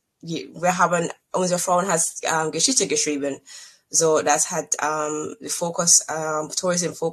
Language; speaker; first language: German; non-native, learner; English